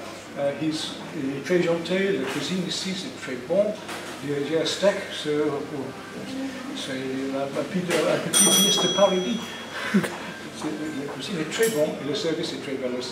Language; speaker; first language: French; non-native, learner; English